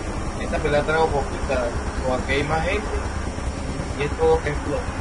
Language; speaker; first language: Spanish; native; Spanish